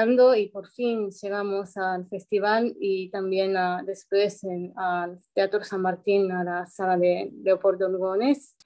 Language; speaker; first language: Spanish; non-native, fluent; Japanese